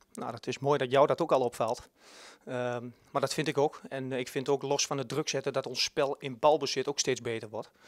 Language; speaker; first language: Dutch; native; Dutch